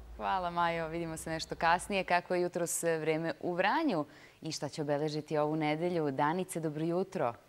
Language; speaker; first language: Serbian; native; Serbian